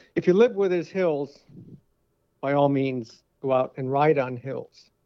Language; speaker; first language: English; native; English